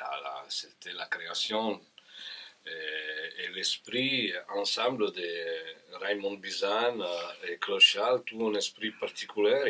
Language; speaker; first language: French; non-native, fluent; Italian